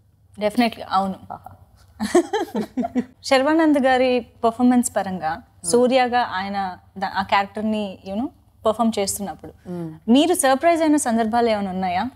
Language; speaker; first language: Telugu; native; Telugu